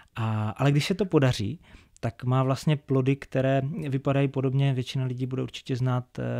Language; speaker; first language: Czech; native; Czech